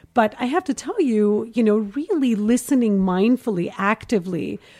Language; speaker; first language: English; early bilingual, heritage; Hindi